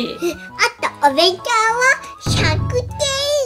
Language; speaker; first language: Japanese; native; Japanese